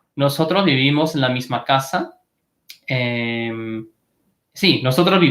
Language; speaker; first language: Spanish; non-native, fluent; English